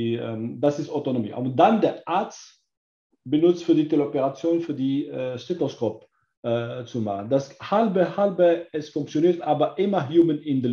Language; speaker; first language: German; non-native, learner; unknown